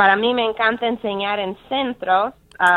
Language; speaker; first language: Spanish; early bilingual, heritage; Spanish